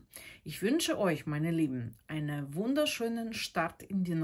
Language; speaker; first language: German; non-native, fluent; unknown